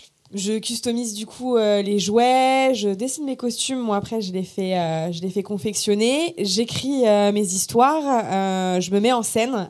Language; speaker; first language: French; native; French